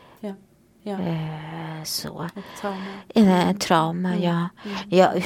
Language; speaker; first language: Swedish; non-native, fluent; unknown